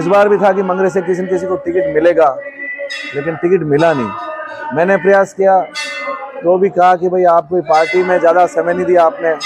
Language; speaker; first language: Hindi; non-native, local second language; Marwari